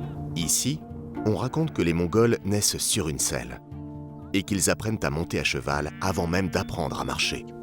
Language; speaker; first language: French; native; French